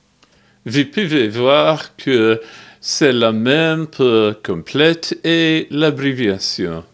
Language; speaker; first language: French; non-native, learner; English